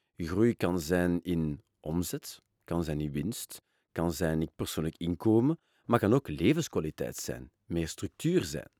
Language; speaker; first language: Dutch; non-native, local second language; French